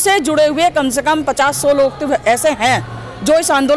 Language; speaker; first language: Hindi; native; Hindi